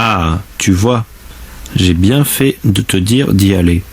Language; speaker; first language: French; native; French